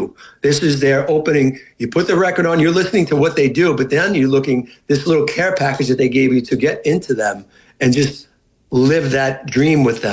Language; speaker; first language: English; native; English